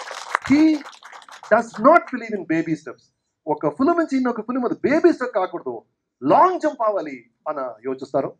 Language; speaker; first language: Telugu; non-native, local second language; Kannada